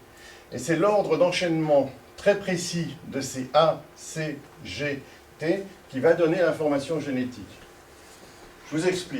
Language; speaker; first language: French; native; French